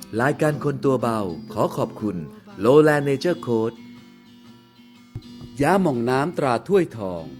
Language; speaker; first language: Thai; native; Thai